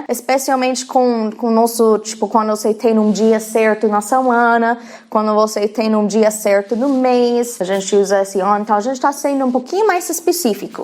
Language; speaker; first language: Portuguese; non-native, fluent; English